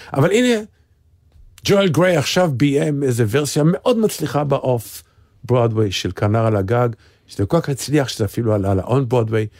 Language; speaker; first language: Hebrew; native; Hebrew